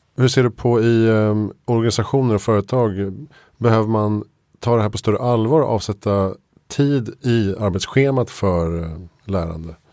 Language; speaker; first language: Swedish; native; Swedish